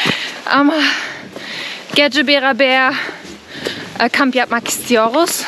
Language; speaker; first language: Turkish; non-native, learner; German